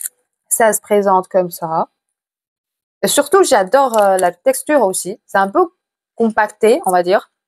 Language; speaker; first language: French; non-native, fluent; Chinese